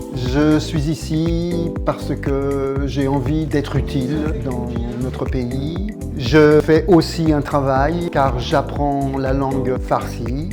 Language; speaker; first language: French; native; French